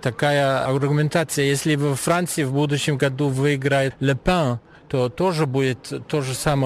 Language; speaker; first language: Russian; non-native, fluent; German